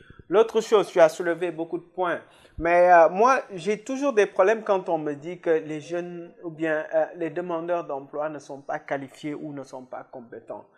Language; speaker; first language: French; non-native, local second language; Wolof